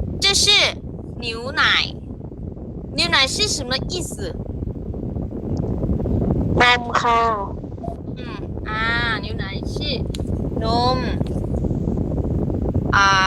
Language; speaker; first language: Chinese; non-native, learner; Thai